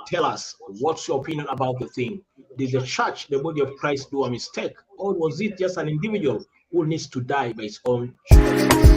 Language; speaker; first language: English; non-native, local second language; Swahili